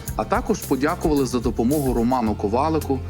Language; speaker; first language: Ukrainian; native; Ukrainian